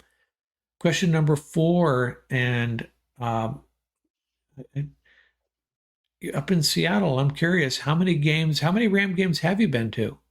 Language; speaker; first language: English; native; English